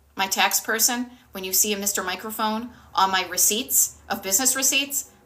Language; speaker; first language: English; native; English